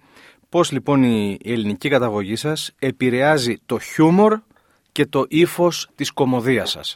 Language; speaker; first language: Greek; native; Greek